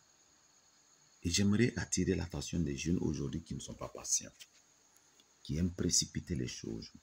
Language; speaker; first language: French; non-native, local second language; Mossi